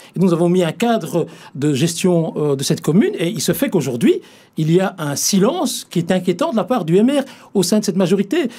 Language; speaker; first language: French; native; French